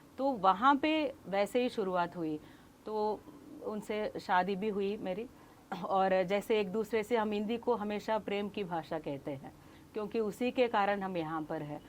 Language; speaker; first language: Hindi; non-native, local second language; Kannada